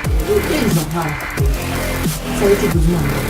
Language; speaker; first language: Bulgarian; native; Bulgarian